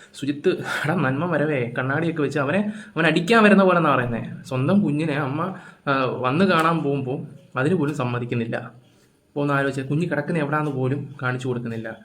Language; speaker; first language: Malayalam; native; Malayalam